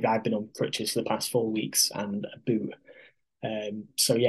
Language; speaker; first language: English; native; English